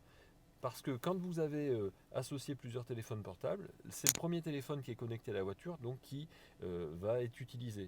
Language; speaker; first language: French; native; French